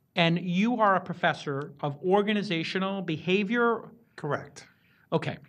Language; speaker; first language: English; native; English